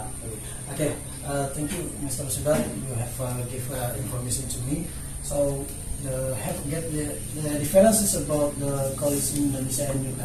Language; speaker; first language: English; non-native, learner; Indonesian